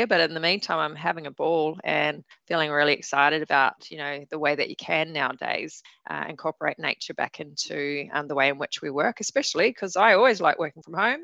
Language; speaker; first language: English; native; English